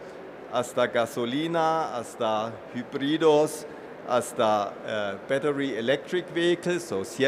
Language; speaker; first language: Spanish; non-native, fluent; German